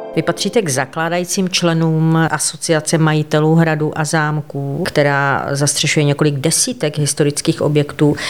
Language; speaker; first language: Czech; native; Czech